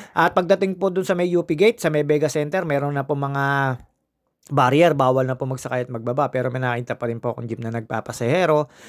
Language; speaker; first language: Filipino; native; Filipino